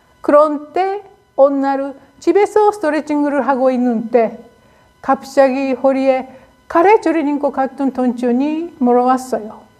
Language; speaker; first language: Korean; non-native, learner; Japanese